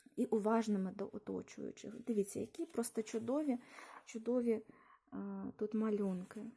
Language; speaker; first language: Ukrainian; non-native, local second language; Russian